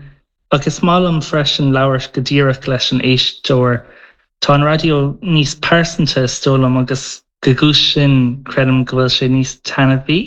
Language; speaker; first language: Irish; non-native, local second language; English